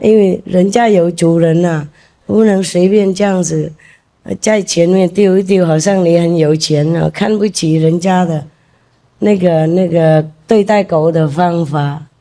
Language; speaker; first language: Chinese; non-native, fluent; Vietnamese